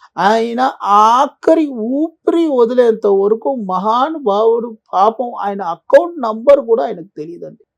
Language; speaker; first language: Telugu; native; Telugu